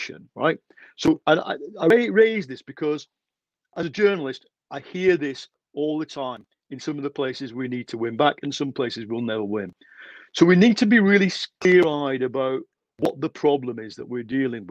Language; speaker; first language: English; native; English